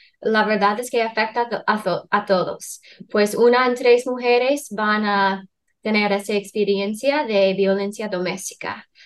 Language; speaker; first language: Spanish; non-native, fluent; English